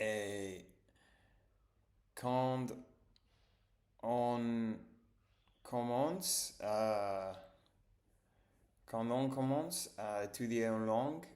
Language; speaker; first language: French; non-native, learner; English